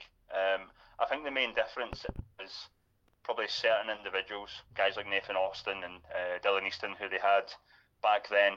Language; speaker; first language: English; native; English